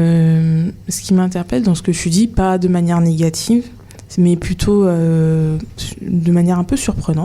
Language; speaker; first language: French; native; French